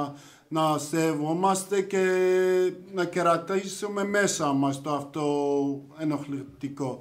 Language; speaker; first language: Greek; non-native, learner; Persian